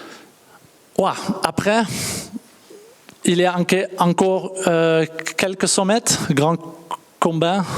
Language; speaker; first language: French; non-native, learner; Dutch